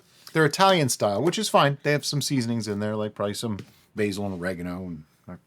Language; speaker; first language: English; native; English